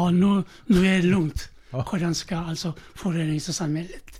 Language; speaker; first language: Swedish; non-native, learner; Korean